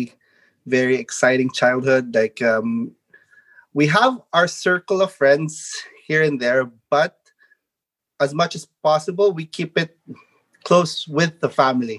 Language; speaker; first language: English; non-native, local second language; Filipino